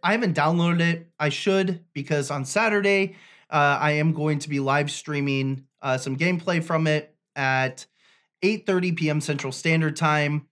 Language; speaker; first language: English; native; English